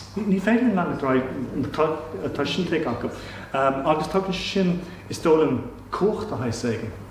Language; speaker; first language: Irish; non-native, local second language; English